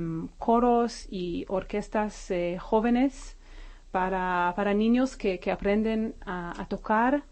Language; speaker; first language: Spanish; non-native, fluent; Hebrew